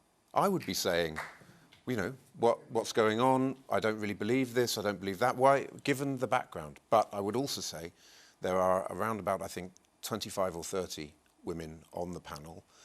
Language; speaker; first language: English; native; English